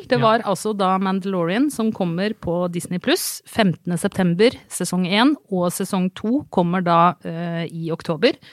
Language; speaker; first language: Norwegian; native; Norwegian